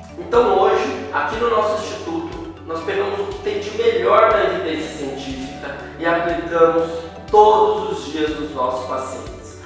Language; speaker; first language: Portuguese; native; Portuguese